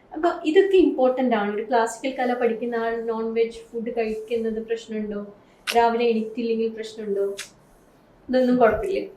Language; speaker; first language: Malayalam; native; Malayalam